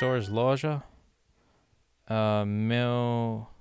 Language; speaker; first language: Portuguese; non-native, learner; English